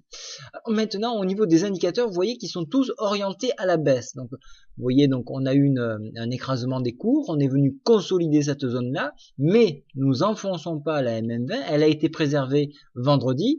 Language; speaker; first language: French; native; French